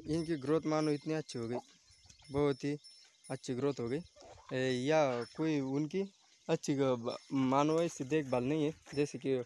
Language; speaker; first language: Hindi; non-native, local second language; Marathi